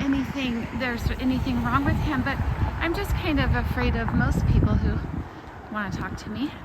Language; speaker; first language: English; native; English